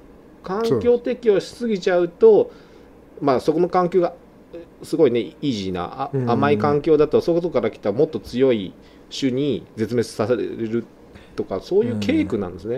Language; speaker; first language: Japanese; native; Japanese